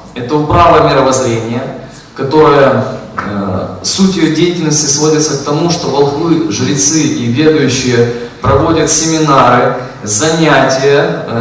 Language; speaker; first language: Russian; non-native, local second language; Ukrainian